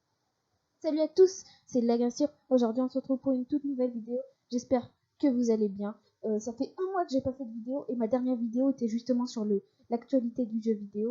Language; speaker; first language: French; native; French